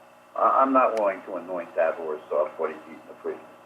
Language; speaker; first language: English; native; English